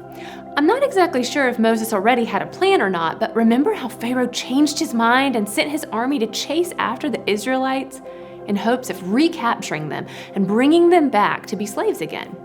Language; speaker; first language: English; native; English